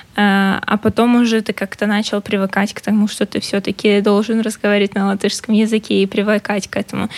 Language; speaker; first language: Russian; native; Russian